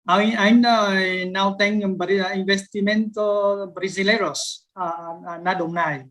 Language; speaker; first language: Portuguese; non-native, learner; Vietnamese